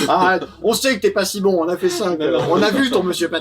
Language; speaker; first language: French; native; French